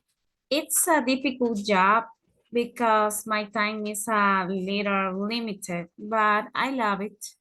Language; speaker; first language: English; non-native, learner; Spanish